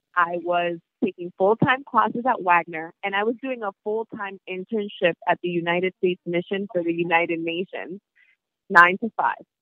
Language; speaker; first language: English; native; English